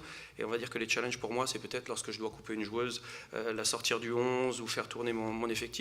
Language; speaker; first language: French; native; French